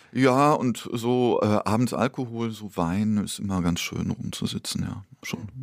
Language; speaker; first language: German; early bilingual, other home language; Polish